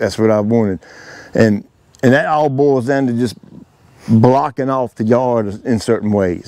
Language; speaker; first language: English; native; English